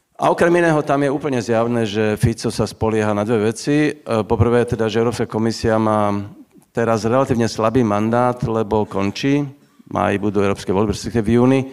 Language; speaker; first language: Slovak; native; Slovak